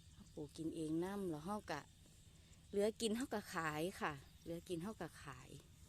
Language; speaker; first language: Thai; native; Thai